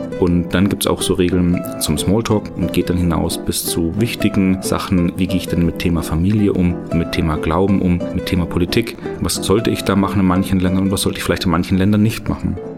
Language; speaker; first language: German; native; German